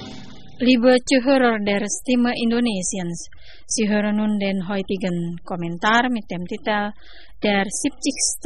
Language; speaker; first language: German; non-native, fluent; Indonesian